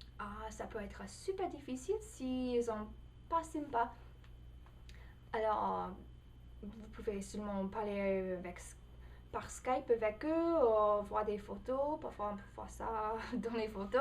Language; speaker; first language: French; non-native, fluent; English